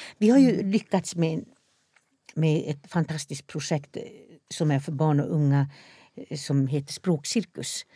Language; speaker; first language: Swedish; non-native, local second language; Northern Sami